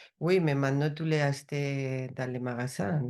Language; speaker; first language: French; non-native, learner; Spanish